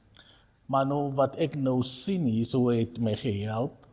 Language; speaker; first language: Afrikaans; non-native, local second language; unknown